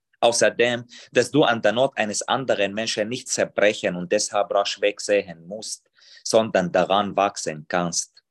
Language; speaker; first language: German; non-native, fluent; Arabic